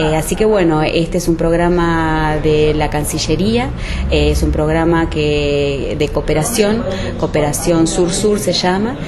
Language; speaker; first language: Spanish; native; Spanish